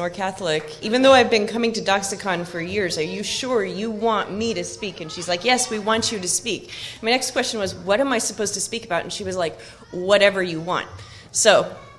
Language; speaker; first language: English; native; English